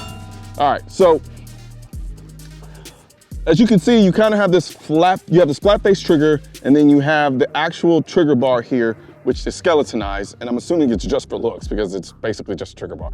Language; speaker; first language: English; native; English